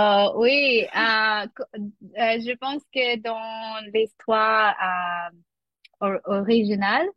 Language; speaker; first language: French; non-native, learner; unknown